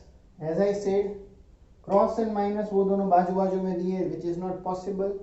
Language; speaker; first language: Hindi; non-native, local second language; Gujarati